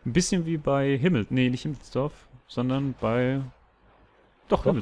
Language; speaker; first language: German; native; German